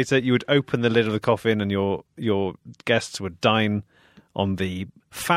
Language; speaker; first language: English; native; English